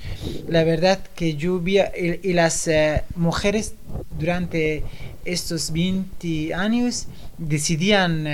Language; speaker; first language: Spanish; non-native, fluent; Persian